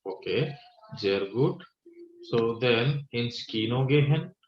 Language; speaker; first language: German; non-native, fluent; Hindi